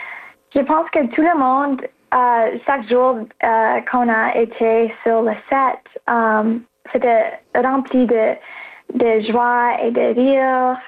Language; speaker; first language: French; non-native, local second language; English